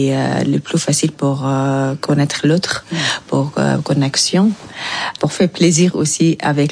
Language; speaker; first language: French; non-native, learner; Arabic